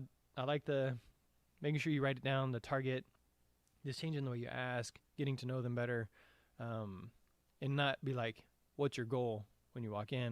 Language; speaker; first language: English; native; English